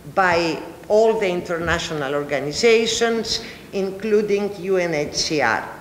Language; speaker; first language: English; non-native, fluent; Greek